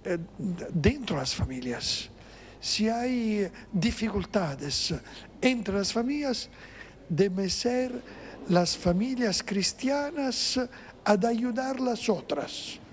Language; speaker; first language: Spanish; non-native, fluent; Italian